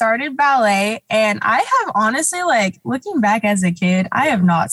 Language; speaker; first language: English; native; English